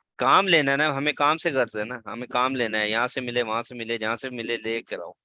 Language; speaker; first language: Urdu; native; Urdu